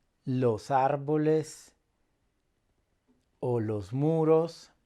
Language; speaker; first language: Spanish; non-native, fluent; Italian